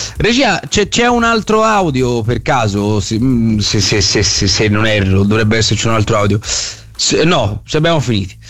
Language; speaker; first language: Italian; native; Italian